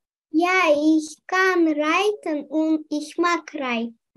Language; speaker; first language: German; non-native, learner; French